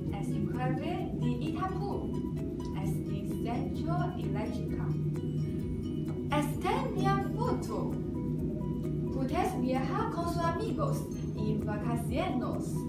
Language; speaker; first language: Spanish; non-native, learner; Chinese